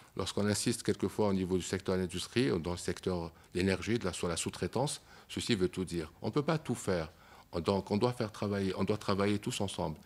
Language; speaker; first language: French; non-native, local second language; Arabic